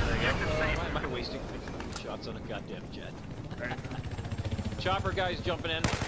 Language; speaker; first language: English; native; English